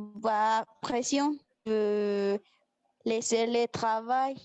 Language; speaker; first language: French; non-native, learner; Spanish